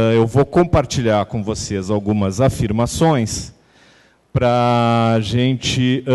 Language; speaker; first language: Portuguese; native; Portuguese